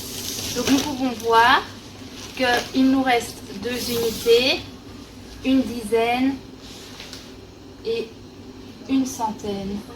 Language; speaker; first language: French; native; French